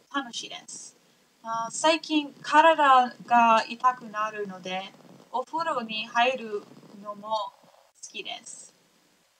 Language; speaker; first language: Japanese; non-native, learner; English